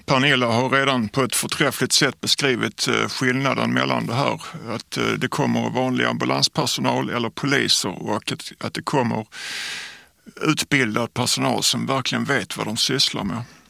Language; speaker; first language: Swedish; native; Swedish